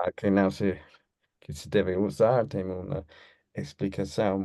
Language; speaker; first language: Portuguese; non-native, learner; English